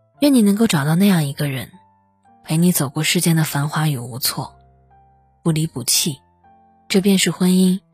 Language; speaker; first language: Chinese; native; Chinese